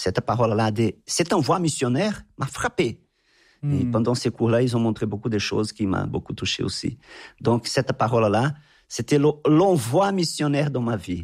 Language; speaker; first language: French; non-native, fluent; Portuguese